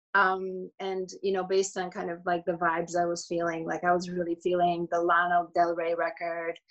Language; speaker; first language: English; early bilingual, other home language; Georgian